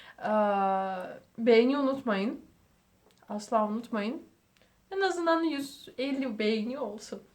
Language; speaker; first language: Turkish; non-native, fluent; Russian